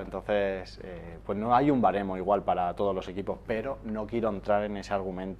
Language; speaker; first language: Spanish; native; Spanish